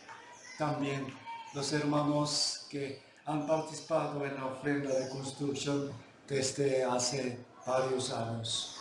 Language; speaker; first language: Spanish; non-native, fluent; Korean